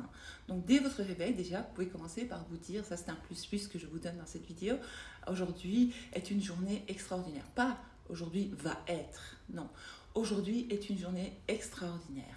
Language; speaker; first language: French; native; French